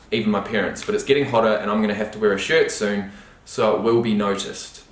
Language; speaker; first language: English; native; English